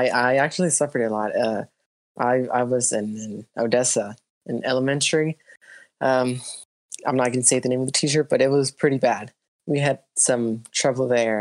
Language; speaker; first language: English; early bilingual, other home language; Spanish